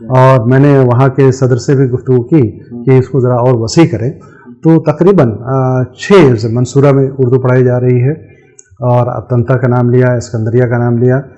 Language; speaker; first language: Urdu; native; Urdu